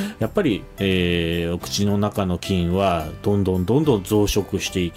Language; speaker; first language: Japanese; native; Japanese